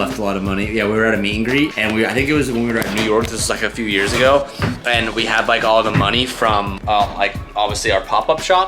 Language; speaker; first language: English; native; English